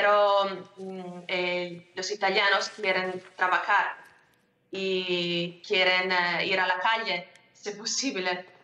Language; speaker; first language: Spanish; non-native, learner; Italian